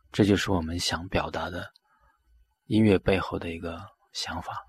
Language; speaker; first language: Chinese; non-native, local second language; Mongolian